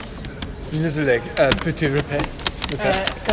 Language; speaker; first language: French; non-native, learner; English